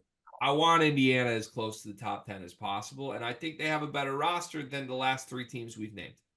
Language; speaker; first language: English; native; English